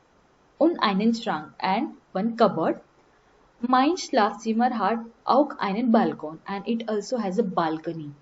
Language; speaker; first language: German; non-native, learner; Marathi